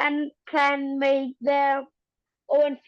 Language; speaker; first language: English; non-native, learner; Thai